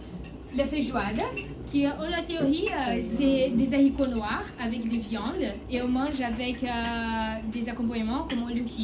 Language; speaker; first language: French; non-native, learner; Portuguese